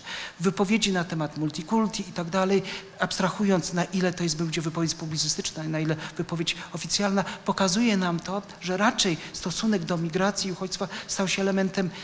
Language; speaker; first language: Polish; native; Polish